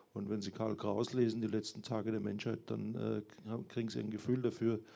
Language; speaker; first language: German; native; German